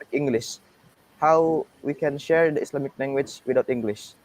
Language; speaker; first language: English; non-native, learner; Indonesian